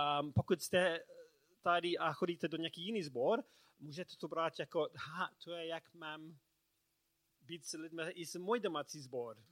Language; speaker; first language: Czech; non-native, learner; English